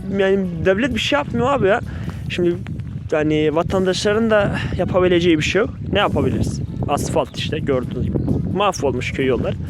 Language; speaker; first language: Turkish; non-native, local second language; Kurdish